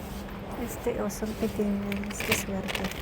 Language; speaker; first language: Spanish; non-native, learner; Filipino